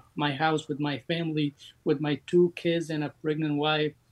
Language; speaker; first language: English; non-native, fluent; Persian